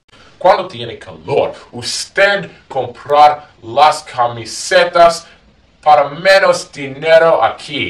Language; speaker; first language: Spanish; non-native, learner; English